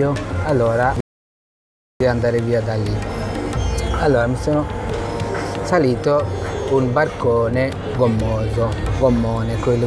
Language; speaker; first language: Italian; non-native, learner; Bangla